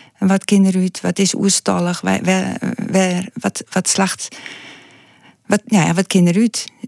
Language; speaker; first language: Dutch; non-native, local second language; Western Frisian